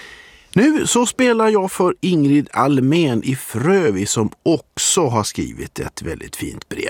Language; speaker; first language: Swedish; native; Swedish